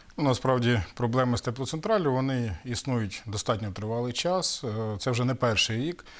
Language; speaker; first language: Ukrainian; native; Ukrainian